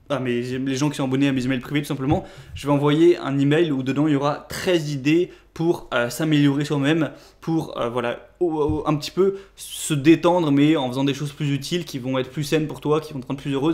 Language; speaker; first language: French; native; French